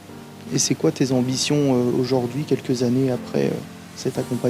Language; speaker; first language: French; native; French